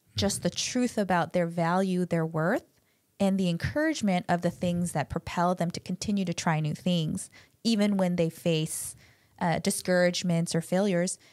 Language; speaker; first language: English; early bilingual, other home language; Korean